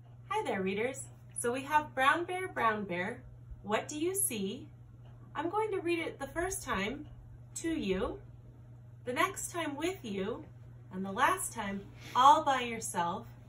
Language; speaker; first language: English; native; English